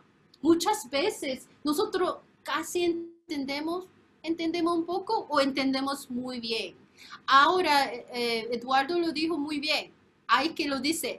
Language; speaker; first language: Spanish; non-native, fluent; Korean